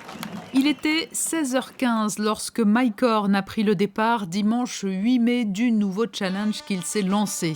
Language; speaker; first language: French; native; French